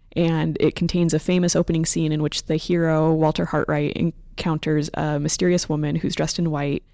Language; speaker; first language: English; native; English